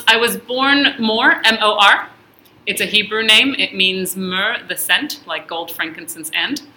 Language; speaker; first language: English; early bilingual, heritage; English